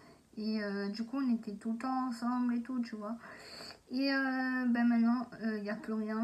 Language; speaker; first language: French; native; French